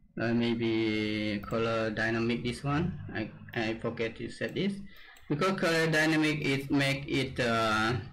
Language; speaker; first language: English; non-native, learner; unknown